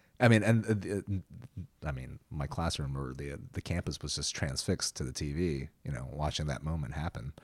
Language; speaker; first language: English; early bilingual, other home language; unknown